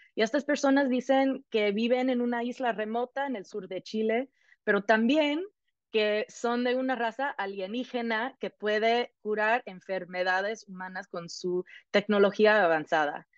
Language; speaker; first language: Spanish; non-native, fluent; English